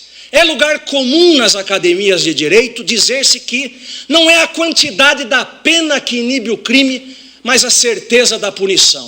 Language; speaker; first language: Portuguese; native; Portuguese